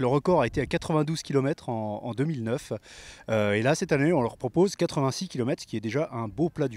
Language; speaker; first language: French; native; French